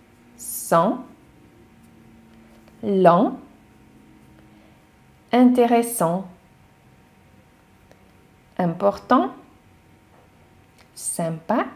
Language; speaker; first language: French; non-native, fluent; Hungarian